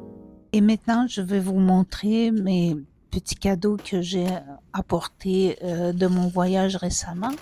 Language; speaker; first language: French; non-native, fluent; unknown